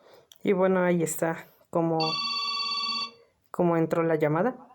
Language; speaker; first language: Spanish; native; Spanish